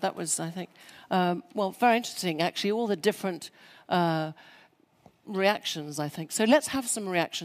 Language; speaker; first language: English; early bilingual, other home language; French